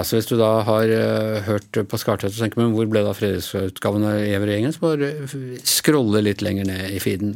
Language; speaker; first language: Norwegian; native; Norwegian